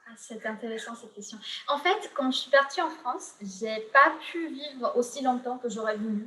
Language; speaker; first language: French; non-native, fluent; Gujarati